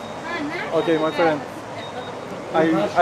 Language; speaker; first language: English; non-native, learner; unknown